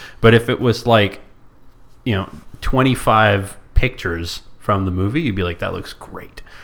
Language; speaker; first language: English; non-native, local second language; French